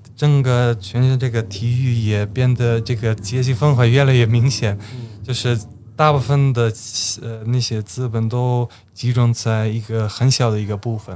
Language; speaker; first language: Chinese; non-native, fluent; Slovenian